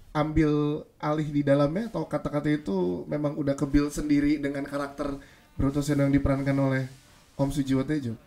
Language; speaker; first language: Indonesian; native; Indonesian